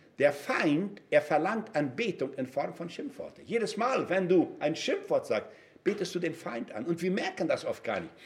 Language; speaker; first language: German; non-native, fluent; Portuguese